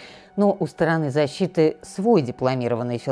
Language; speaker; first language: Russian; native; Russian